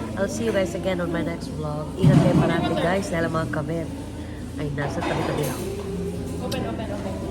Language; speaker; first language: Filipino; non-native, local second language; Bikol